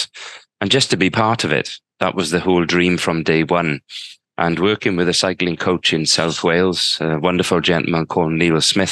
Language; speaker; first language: English; native; English